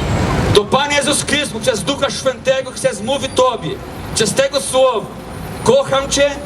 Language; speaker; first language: Polish; non-native, fluent; Portuguese